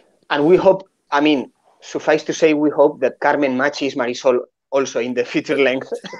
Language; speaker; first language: English; non-native, fluent; Spanish